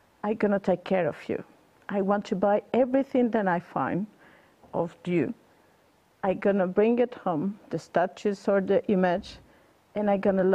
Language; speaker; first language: English; non-native, learner; Spanish